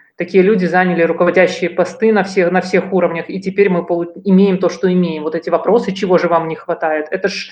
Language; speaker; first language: Russian; native; Russian